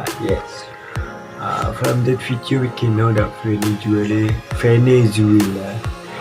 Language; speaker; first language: English; non-native, learner; Indonesian